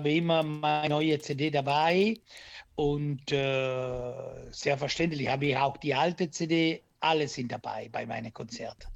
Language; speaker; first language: German; non-native, learner; Italian